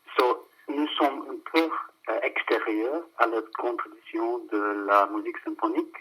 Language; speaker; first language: French; non-native, fluent; English